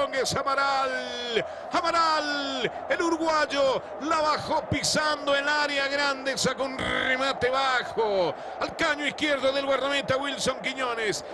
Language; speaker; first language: Spanish; native; Spanish